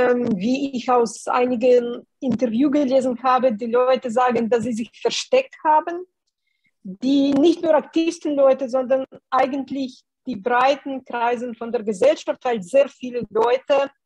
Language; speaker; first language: German; non-native, fluent; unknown